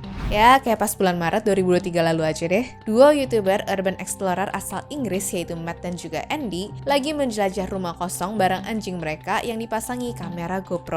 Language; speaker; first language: Indonesian; native; Indonesian